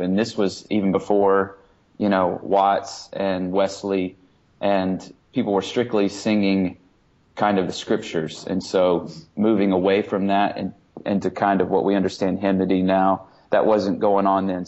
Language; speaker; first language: English; native; English